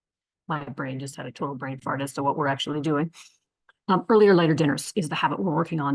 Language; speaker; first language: English; native; English